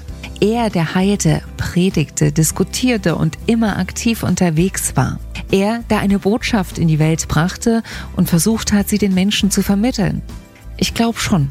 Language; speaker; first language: German; native; German